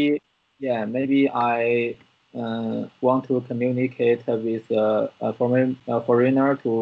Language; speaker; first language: English; non-native, learner; Chinese